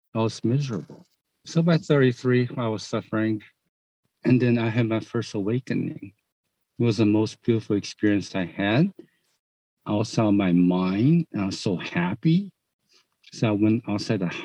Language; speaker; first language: English; non-native, fluent; Chinese